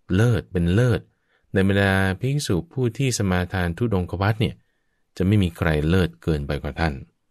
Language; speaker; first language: Thai; native; Thai